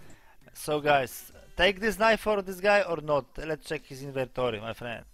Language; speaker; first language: English; non-native, learner; Polish